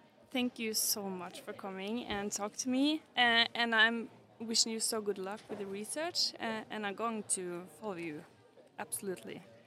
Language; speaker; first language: English; non-native, fluent; Norwegian